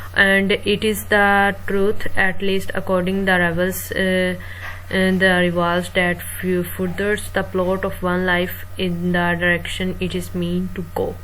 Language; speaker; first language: English; non-native, local second language; Urdu